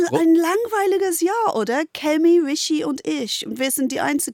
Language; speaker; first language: German; non-native, fluent; English